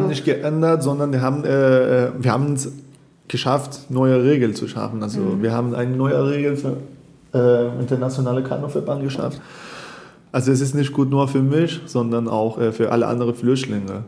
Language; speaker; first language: German; non-native, fluent; Persian